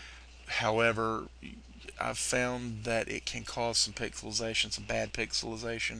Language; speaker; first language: English; native; English